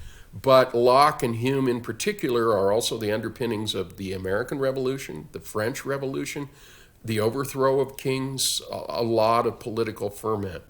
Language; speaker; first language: English; native; English